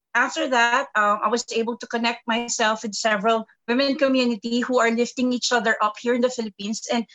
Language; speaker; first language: English; non-native, local second language; Filipino